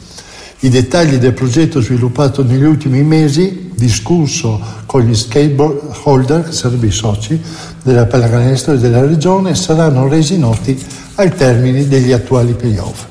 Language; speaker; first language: Italian; native; Italian